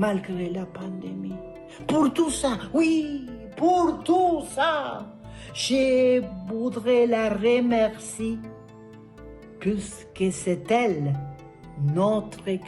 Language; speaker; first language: French; non-native, learner; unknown